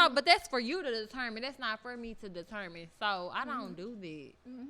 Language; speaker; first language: English; native; English